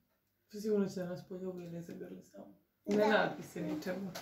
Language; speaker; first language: Croatian; native; Croatian